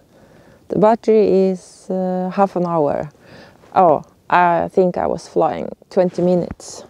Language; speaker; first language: English; non-native, learner; Norwegian